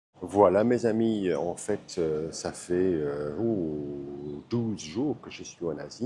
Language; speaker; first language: French; non-native, fluent; English